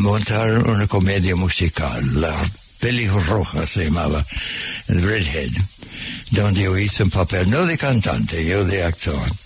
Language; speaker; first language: Spanish; non-native, fluent; English